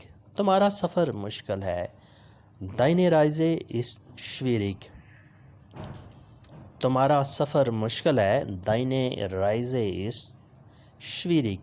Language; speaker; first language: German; non-native, learner; Urdu